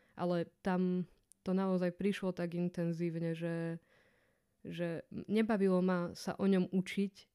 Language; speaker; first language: Slovak; native; Slovak